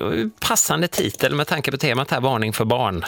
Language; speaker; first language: Swedish; native; Swedish